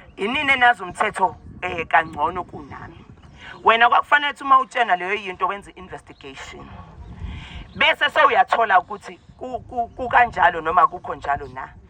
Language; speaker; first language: Zulu; native; Zulu